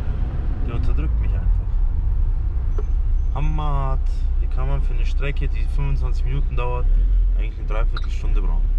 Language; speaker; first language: German; native; German